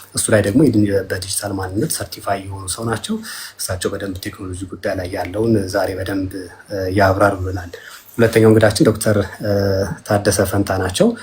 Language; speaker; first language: Amharic; native; Amharic